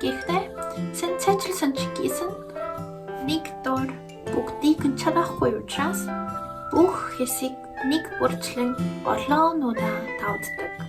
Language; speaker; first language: Mongolian; non-native, learner; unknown